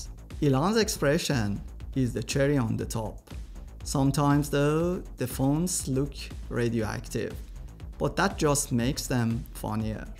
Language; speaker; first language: English; non-native, fluent; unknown